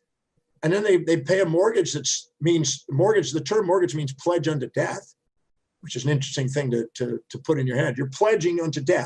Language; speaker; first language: English; native; English